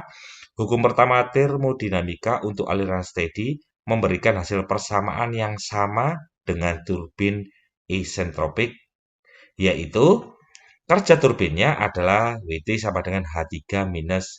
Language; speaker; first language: Indonesian; native; Indonesian